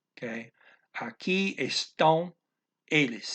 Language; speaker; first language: Portuguese; non-native, learner; English